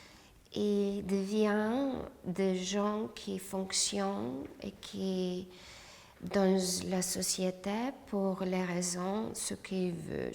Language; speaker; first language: French; non-native, fluent; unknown